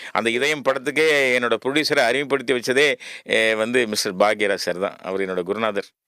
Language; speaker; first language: Tamil; native; Tamil